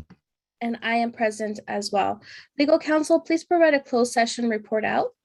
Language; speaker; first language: English; native; English